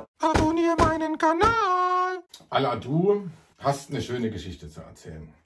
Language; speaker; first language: German; native; German